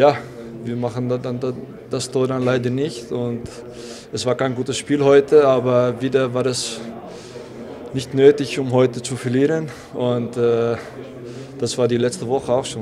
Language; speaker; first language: German; non-native, fluent; Dutch